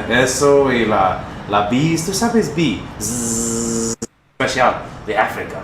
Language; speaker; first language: Spanish; non-native, learner; English